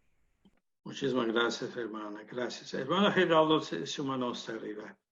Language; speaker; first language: Spanish; non-native, learner; English